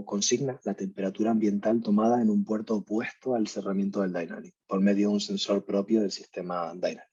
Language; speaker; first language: Spanish; native; Spanish